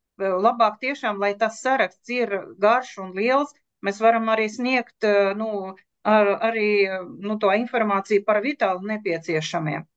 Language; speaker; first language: Latvian; non-native, local second language; Russian